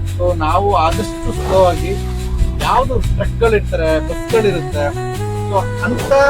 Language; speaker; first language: Kannada; non-native, local second language; Tulu